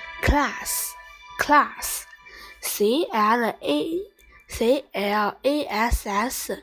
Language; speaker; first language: English; non-native, fluent; Chinese